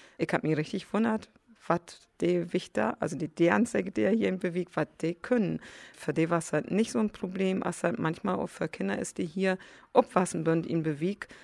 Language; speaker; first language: German; native; German